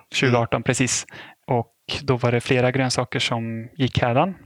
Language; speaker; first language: Swedish; native; Swedish